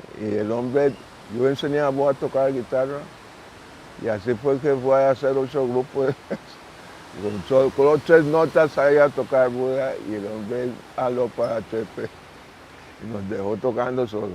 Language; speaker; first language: Spanish; non-native, local second language; English